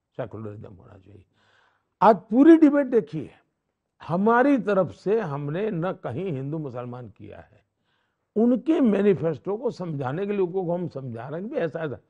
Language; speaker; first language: Hindi; non-native, local second language; Gujarati